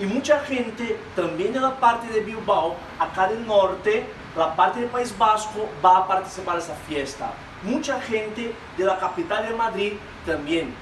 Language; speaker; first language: Spanish; non-native, fluent; Portuguese